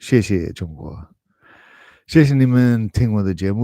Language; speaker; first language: Chinese; non-native, fluent; English